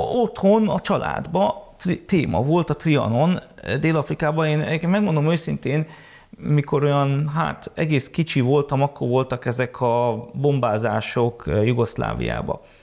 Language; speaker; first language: Hungarian; early bilingual, heritage; Hungarian